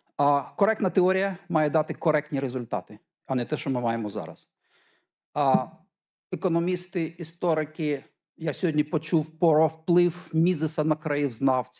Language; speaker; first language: Ukrainian; native; Ukrainian